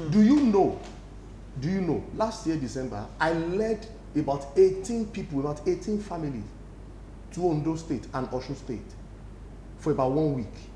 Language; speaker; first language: English; non-native, local second language; Yoruba